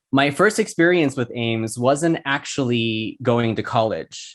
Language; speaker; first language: English; native; English